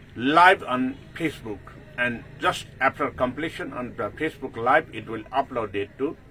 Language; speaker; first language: English; non-native, local second language; Nepali